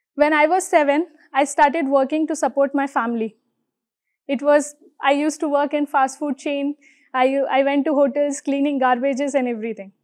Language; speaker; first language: English; non-native, local second language; Hindi